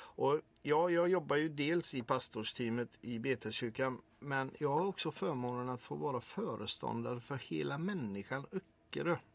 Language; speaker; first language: Swedish; native; Swedish